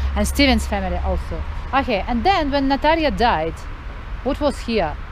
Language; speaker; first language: English; non-native, fluent; Russian